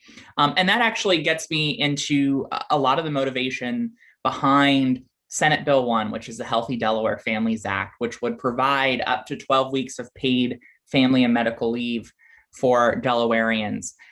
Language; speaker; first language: English; native; English